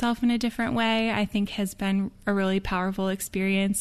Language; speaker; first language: English; native; English